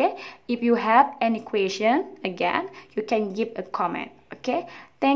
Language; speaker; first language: English; non-native, fluent; Indonesian